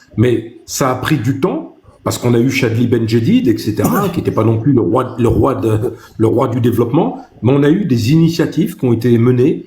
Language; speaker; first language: French; early bilingual, other home language; Arabic